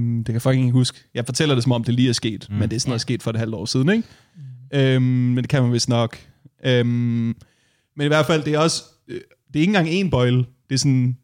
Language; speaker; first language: Danish; native; Danish